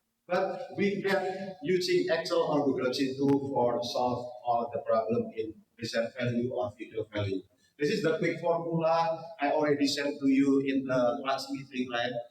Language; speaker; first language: English; non-native, learner; Indonesian